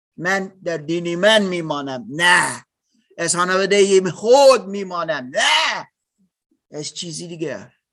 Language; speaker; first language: Persian; non-native, learner; German